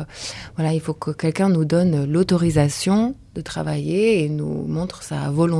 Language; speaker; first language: French; early bilingual, other home language; Lithuanian